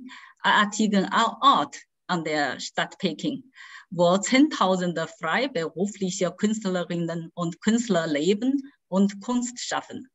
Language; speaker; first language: German; non-native, fluent; Chinese